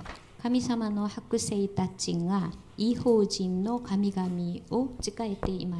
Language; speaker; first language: Japanese; non-native, fluent; Korean